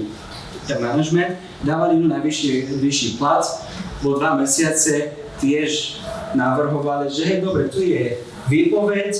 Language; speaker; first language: Slovak; non-native, fluent; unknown